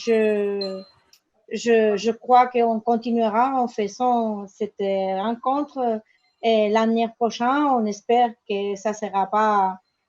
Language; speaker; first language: French; non-native, learner; Spanish